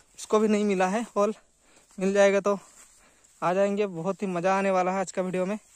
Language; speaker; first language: Hindi; non-native, local second language; Santali